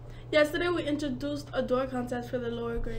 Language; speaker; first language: English; native; English